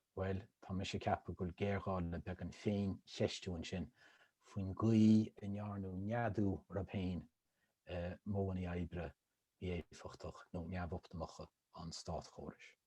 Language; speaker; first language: Irish; native; Irish